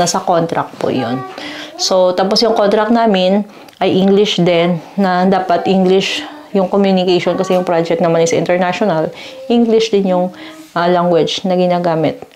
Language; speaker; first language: Filipino; native; Filipino